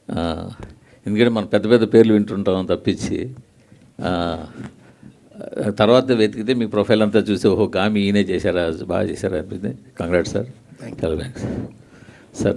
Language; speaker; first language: Telugu; native; Telugu